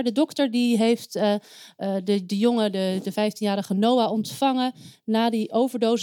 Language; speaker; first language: Dutch; native; Dutch